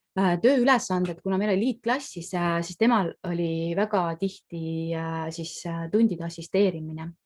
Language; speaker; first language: Estonian; native; Estonian